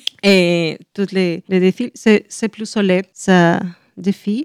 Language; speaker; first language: French; non-native, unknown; Spanish